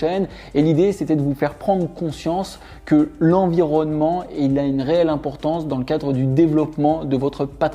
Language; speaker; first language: French; native; French